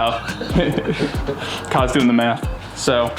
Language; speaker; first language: English; native; English